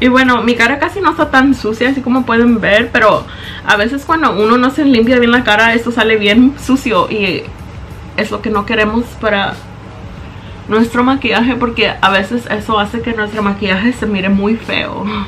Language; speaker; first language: Spanish; early bilingual, heritage; Spanish